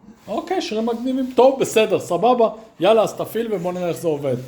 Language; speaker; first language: Hebrew; native; Hebrew